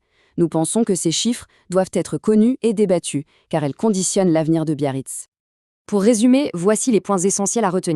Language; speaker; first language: French; native; French